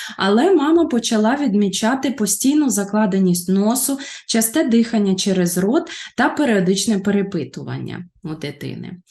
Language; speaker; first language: Ukrainian; native; Ukrainian